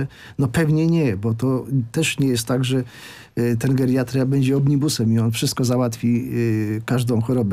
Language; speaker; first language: Polish; native; Polish